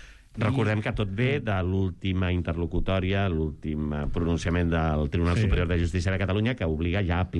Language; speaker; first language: Catalan; native; Catalan